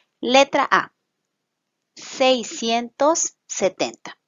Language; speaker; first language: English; non-native, fluent; Spanish